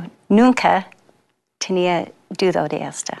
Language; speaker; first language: Spanish; non-native, learner; English